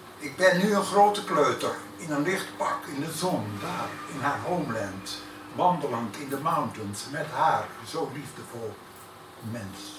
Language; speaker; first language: Dutch; native; Dutch